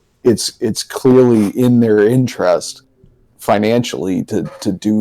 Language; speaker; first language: English; native; English